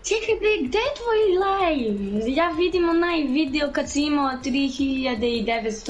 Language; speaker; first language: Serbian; early bilingual, heritage; Serbian